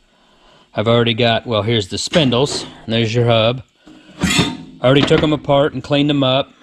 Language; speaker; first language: English; native; English